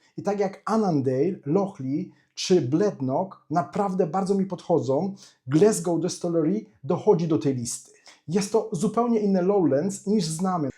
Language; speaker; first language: Polish; native; Polish